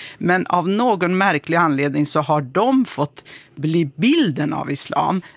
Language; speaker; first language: Swedish; non-native, fluent; Kurdish